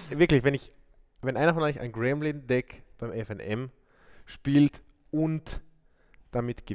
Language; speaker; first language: German; native; German